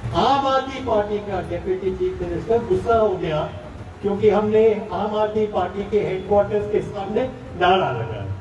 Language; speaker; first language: Hindi; non-native, local second language; Marathi